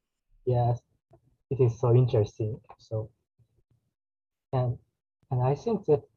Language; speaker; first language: English; non-native, learner; Japanese